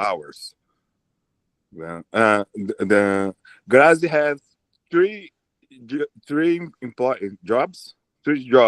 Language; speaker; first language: English; non-native, learner; Portuguese